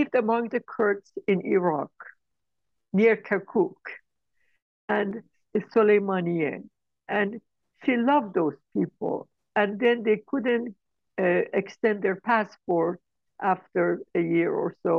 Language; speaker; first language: English; non-native, fluent; Persian